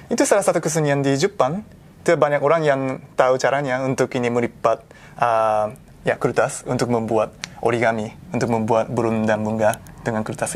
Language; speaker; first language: Indonesian; non-native, fluent; Japanese